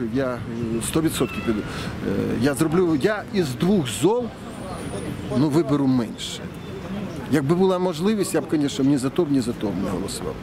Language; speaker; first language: Ukrainian; native; Ukrainian